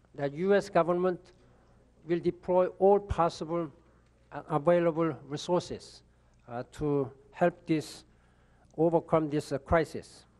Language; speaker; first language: English; non-native, fluent; Korean